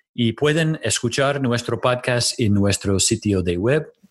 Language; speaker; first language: Spanish; non-native, fluent; English